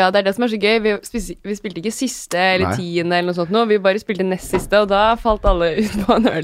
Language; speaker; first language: Norwegian; native; Norwegian